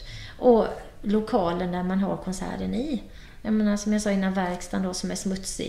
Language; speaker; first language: Swedish; native; Swedish